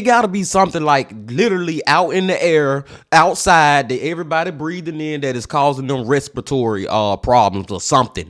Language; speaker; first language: English; native; English